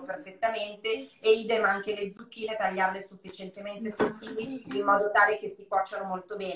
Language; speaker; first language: Italian; native; Italian